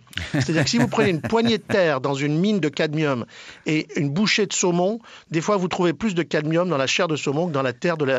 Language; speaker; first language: French; native; French